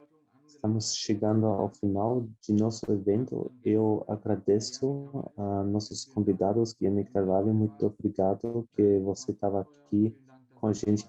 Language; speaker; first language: Portuguese; non-native, fluent; German